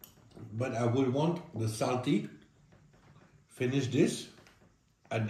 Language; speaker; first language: English; non-native, learner; French